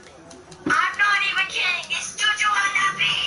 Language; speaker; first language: English; native; English